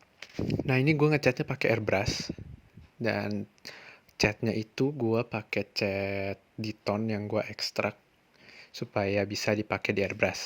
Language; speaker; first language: Indonesian; native; Indonesian